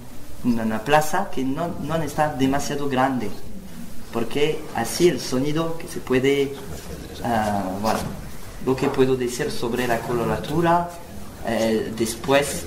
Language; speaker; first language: Spanish; non-native, learner; French